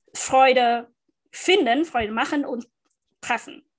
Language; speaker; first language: German; non-native, fluent; Vietnamese